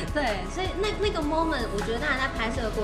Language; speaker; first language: Chinese; native; Chinese